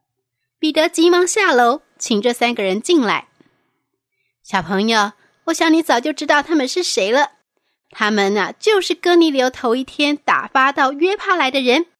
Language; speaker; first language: Chinese; native; Chinese